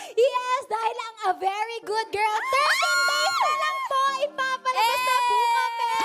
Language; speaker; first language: Filipino; native; Filipino